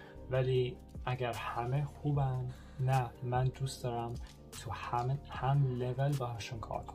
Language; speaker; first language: Persian; early bilingual, heritage; Persian